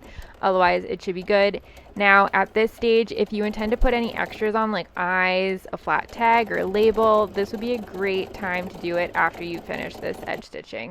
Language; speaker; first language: English; native; English